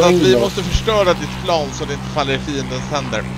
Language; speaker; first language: Swedish; native; Swedish